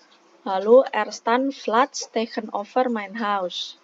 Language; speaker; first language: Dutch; non-native, learner; Indonesian